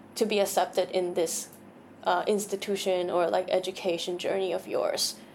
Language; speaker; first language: English; non-native, fluent; Thai